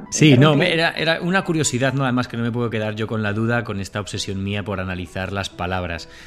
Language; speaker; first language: Spanish; native; Spanish